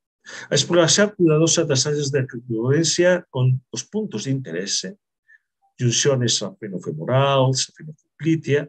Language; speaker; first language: Spanish; native; Spanish